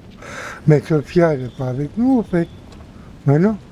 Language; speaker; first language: French; native; French